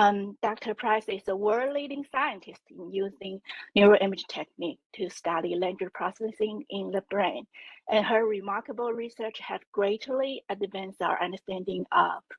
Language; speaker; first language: English; non-native, fluent; Chinese